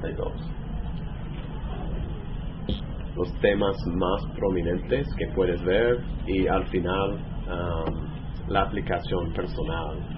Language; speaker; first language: Spanish; non-native, fluent; English